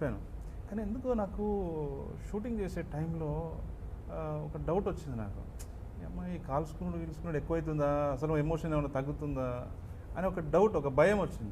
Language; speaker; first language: Telugu; native; Telugu